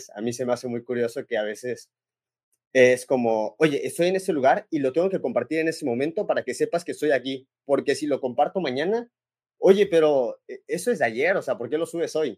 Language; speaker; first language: Spanish; native; Spanish